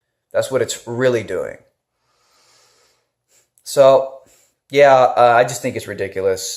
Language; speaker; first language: English; native; English